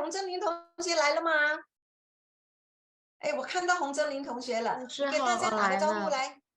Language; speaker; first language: Chinese; non-native, fluent; Indonesian